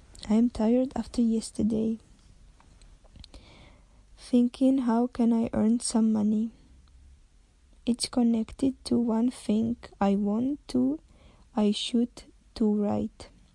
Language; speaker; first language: English; non-native, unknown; Czech